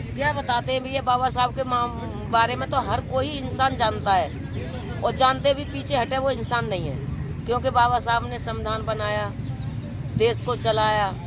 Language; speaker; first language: Hindi; native; Hindi